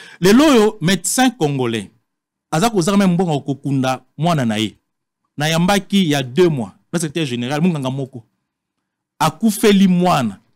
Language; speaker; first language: French; non-native, local second language; Lingala